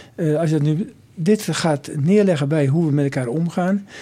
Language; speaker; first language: Dutch; native; Dutch